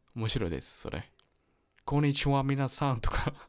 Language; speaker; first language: Japanese; non-native, learner; Korean